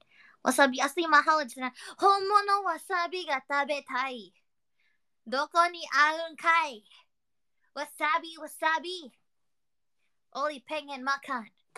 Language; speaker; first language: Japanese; non-native, learner; Indonesian